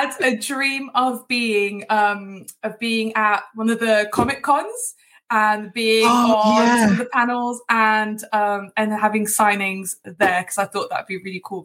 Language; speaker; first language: English; early bilingual, other home language; Portuguese